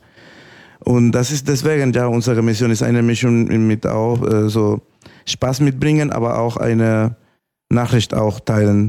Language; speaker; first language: German; non-native, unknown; Spanish